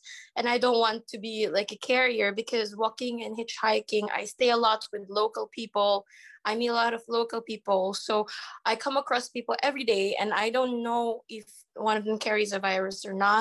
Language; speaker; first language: English; non-native, local second language; Iloko